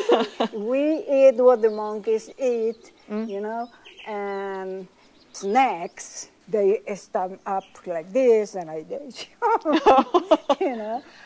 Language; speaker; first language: English; non-native, learner; Spanish